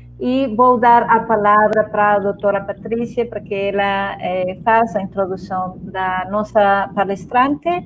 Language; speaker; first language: Portuguese; non-native, fluent; Spanish